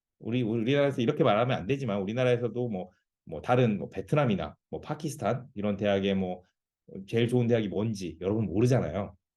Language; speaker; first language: Korean; native; Korean